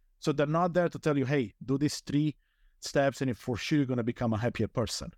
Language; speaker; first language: English; non-native, fluent; Romanian